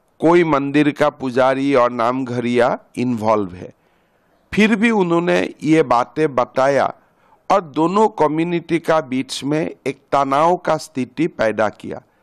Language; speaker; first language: Hindi; non-native, local second language; Assamese